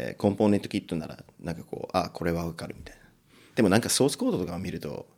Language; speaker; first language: Japanese; non-native, fluent; English